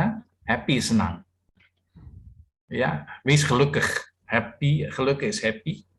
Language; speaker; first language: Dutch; non-native, learner; Indonesian